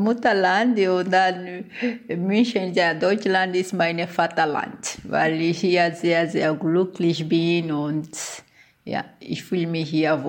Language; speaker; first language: German; non-native, fluent; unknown